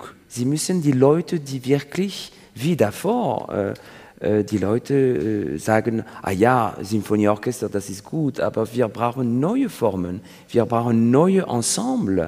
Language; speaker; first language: German; non-native, learner; French